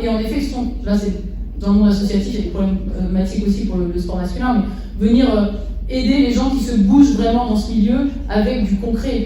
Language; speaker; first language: French; native; French